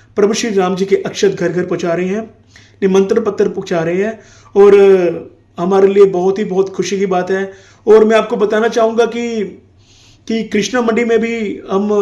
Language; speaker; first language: Hindi; non-native, local second language; Punjabi